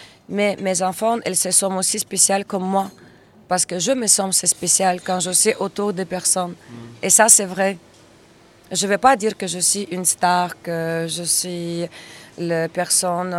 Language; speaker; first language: French; non-native, fluent; Russian